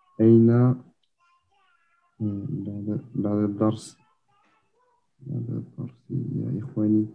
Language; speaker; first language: Arabic; non-native, learner; French